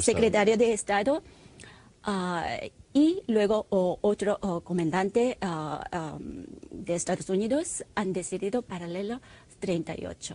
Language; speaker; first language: Spanish; non-native, fluent; Korean